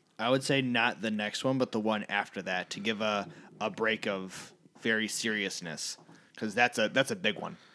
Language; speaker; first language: English; native; English